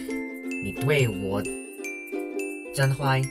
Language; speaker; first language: Chinese; non-native, learner; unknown